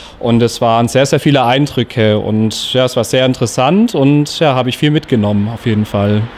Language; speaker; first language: German; native; German